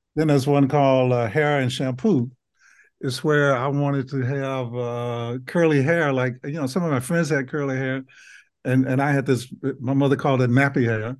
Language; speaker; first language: English; native; English